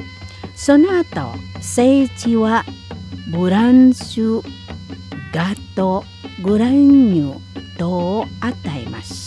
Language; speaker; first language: Japanese; non-native, learner; Indonesian